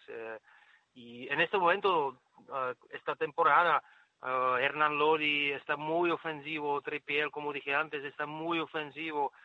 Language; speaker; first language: Spanish; non-native, fluent; Czech